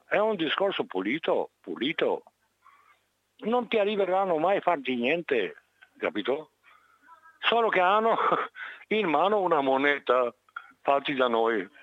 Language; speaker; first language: Italian; non-native, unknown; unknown